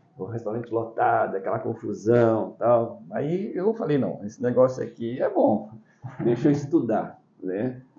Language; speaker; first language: Portuguese; early bilingual, other home language; Chinese